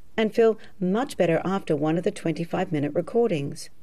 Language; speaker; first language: English; native; English